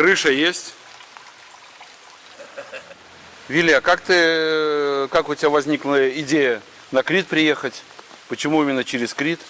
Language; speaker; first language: Russian; native; Russian